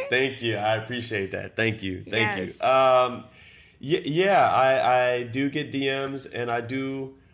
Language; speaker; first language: English; native; English